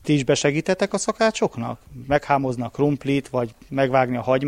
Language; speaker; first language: Hungarian; native; Hungarian